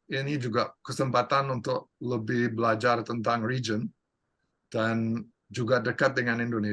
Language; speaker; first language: Indonesian; non-native, fluent; English